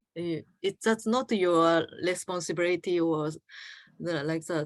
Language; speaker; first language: English; non-native, learner; Japanese